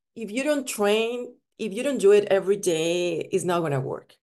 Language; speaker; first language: English; non-native, fluent; Spanish